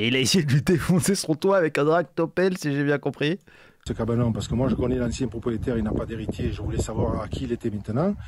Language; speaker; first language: French; native; French